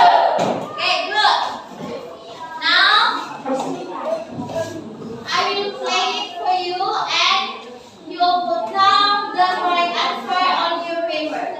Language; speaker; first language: English; non-native, learner; Indonesian